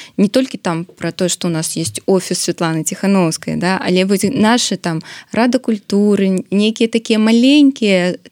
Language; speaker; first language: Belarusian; non-native, local second language; Russian